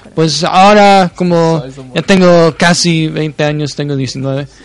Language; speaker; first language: Spanish; early bilingual, heritage; Spanish